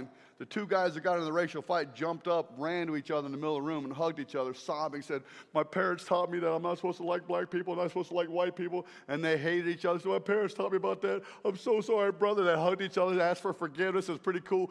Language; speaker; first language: English; native; English